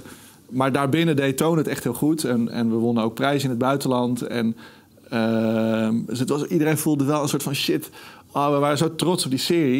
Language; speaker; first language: Dutch; native; Dutch